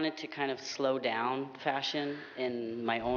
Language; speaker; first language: English; native; English